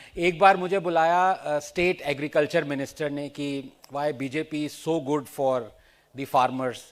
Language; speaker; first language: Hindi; non-native, local second language; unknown